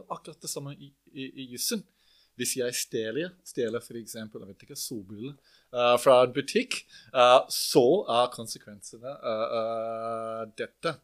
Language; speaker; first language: Norwegian; non-native, fluent; English